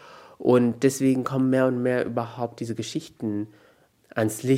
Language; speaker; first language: German; native; German